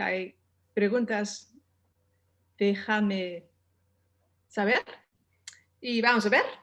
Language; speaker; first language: Spanish; non-native, learner; Dutch